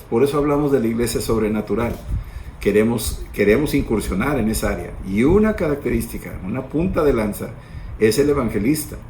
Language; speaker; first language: Spanish; native; Spanish